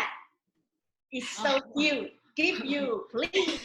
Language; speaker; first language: English; non-native, learner; Chinese